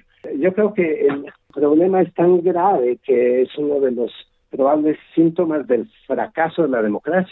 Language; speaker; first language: Spanish; native; Spanish